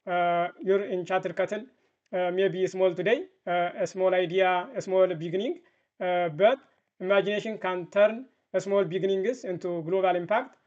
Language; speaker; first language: English; non-native, fluent; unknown